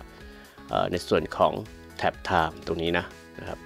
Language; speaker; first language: Thai; native; Thai